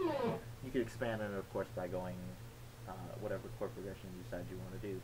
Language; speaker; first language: English; native; English